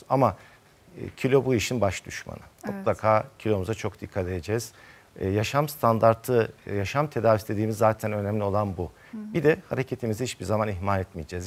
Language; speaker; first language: Turkish; native; Turkish